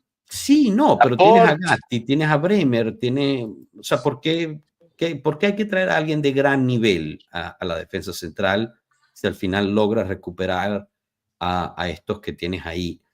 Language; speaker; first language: Spanish; native; Spanish